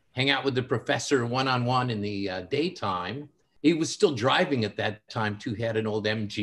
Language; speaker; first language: English; native; English